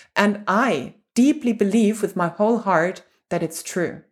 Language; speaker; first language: English; non-native, fluent; German